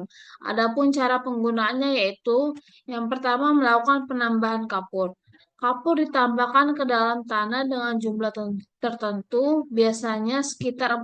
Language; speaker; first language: Indonesian; native; Indonesian